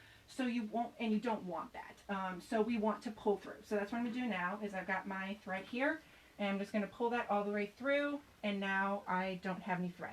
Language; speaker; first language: English; native; English